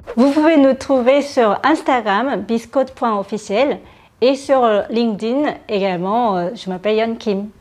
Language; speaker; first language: French; non-native, fluent; Korean